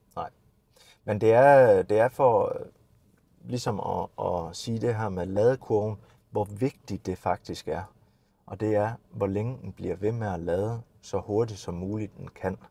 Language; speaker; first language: Danish; native; Danish